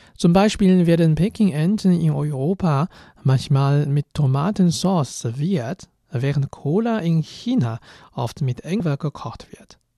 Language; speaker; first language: German; non-native, fluent; Chinese